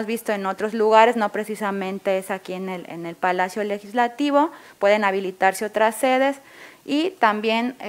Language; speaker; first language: Spanish; native; Spanish